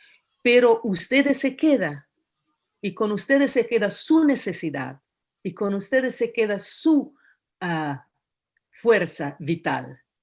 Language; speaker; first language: Spanish; non-native, fluent; Italian